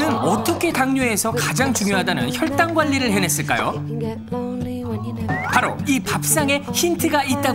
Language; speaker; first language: Korean; native; Korean